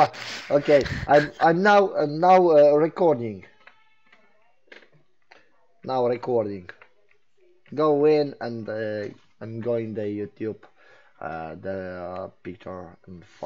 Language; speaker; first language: English; non-native, learner; Polish